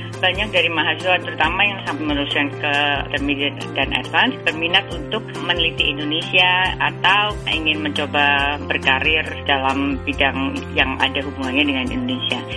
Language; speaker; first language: Indonesian; native; Indonesian